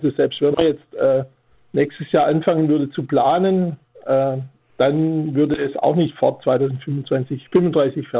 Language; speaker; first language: German; native; German